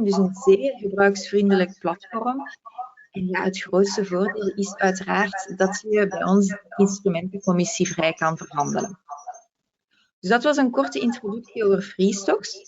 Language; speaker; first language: Dutch; native; Dutch